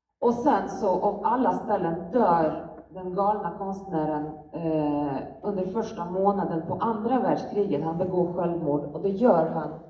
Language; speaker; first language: Swedish; non-native, fluent; Polish